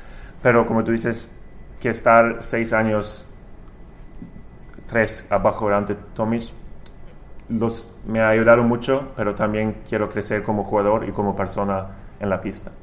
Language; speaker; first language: Spanish; non-native, fluent; Swedish